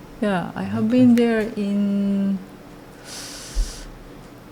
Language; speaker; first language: English; non-native, learner; Japanese